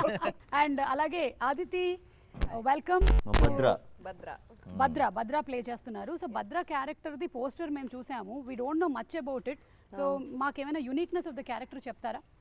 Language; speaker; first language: Telugu; native; Telugu